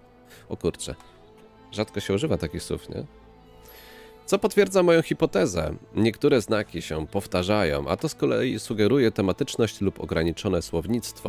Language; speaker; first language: Polish; native; Polish